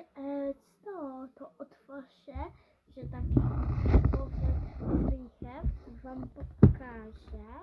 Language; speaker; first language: Polish; early bilingual, heritage; Polish